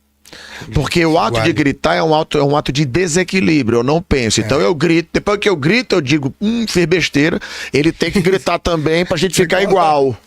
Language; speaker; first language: Portuguese; native; Portuguese